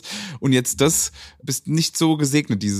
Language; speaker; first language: German; native; German